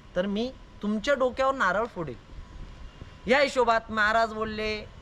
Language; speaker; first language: Marathi; non-native, local second language; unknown